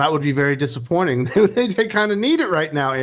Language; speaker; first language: English; native; English